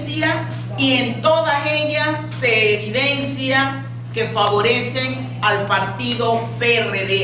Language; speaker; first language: Spanish; native; Spanish